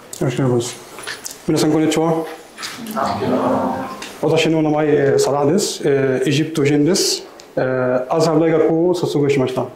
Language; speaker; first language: Japanese; non-native, learner; Arabic